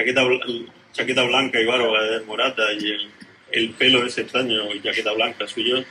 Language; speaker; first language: Spanish; native; Spanish